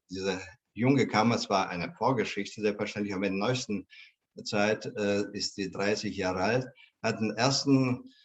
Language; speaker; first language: German; non-native, fluent; Russian